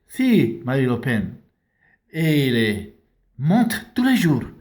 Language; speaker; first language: French; non-native, learner; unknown